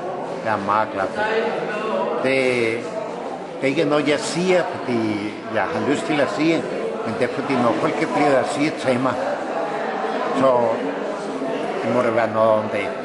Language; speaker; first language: Danish; non-native, fluent; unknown